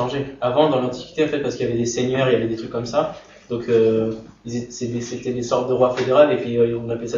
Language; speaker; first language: French; native; French